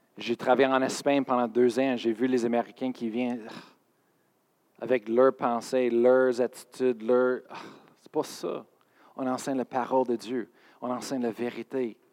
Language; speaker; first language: French; non-native, fluent; English